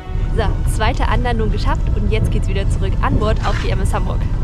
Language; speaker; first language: German; native; German